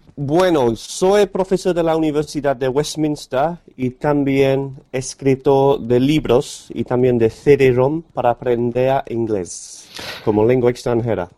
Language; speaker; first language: Spanish; non-native, fluent; English